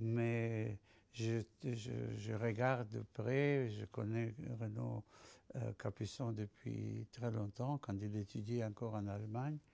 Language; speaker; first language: French; non-native, fluent; Spanish